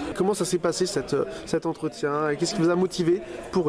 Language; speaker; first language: French; native; French